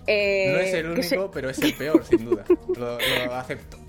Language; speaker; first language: Spanish; native; Spanish